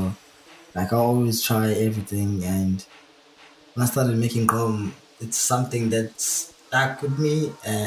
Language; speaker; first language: English; non-native, local second language; Zulu